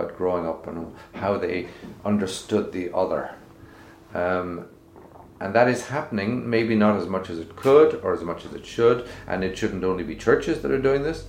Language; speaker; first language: English; native; English